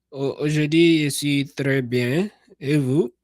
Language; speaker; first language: French; non-native, learner; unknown